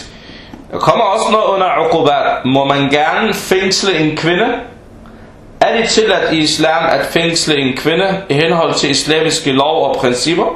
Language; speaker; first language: Danish; non-native, fluent; Arabic